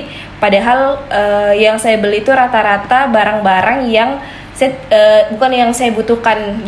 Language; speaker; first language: Indonesian; native; Indonesian